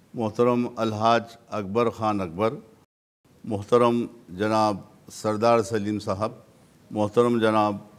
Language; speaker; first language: Hindi; non-native, local second language; Urdu